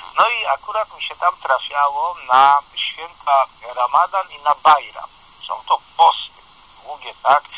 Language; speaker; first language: Polish; native; Polish